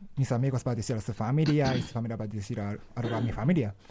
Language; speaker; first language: Spanish; non-native, learner; Japanese